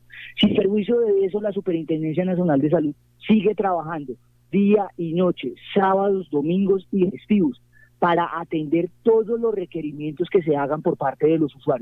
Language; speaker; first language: Spanish; native; Spanish